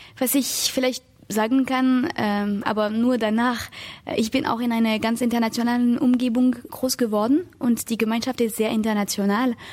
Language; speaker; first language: German; non-native, fluent; French